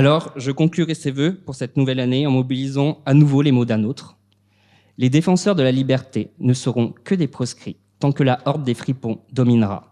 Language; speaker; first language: French; native; French